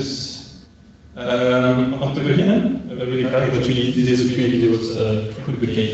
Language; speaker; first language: Dutch; non-native, local second language; French